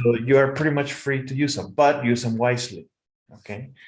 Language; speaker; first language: English; non-native, fluent; Spanish